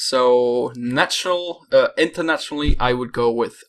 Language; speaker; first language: English; non-native, fluent; Dutch